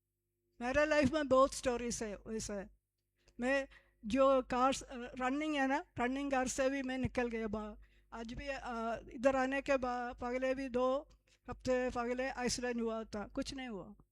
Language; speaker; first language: Hindi; non-native, local second language; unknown